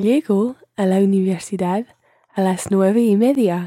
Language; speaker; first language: Spanish; non-native, learner; English